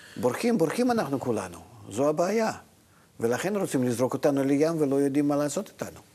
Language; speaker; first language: Hebrew; non-native, fluent; Russian